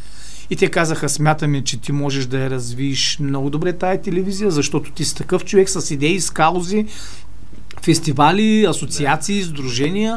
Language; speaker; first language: Bulgarian; native; Bulgarian